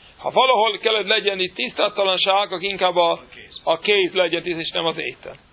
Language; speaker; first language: Hungarian; non-native, fluent; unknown